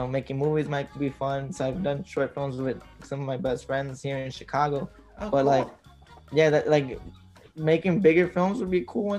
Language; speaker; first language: English; native; English